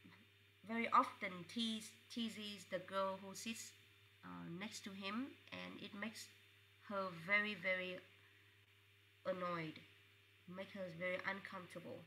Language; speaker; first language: English; non-native, fluent; Vietnamese